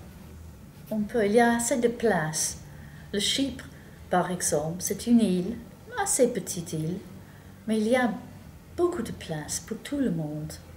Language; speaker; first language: French; non-native, fluent; English